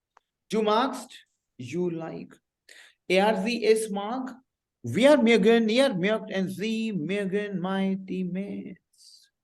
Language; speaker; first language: German; non-native, fluent; Hindi